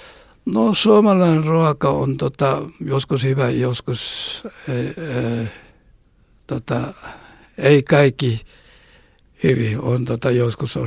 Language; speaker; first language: Finnish; non-native, learner; Korean